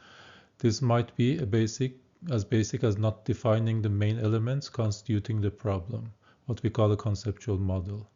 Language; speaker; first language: English; non-native, fluent; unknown